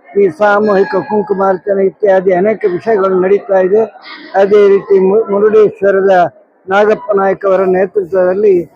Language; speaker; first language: Kannada; native; Kannada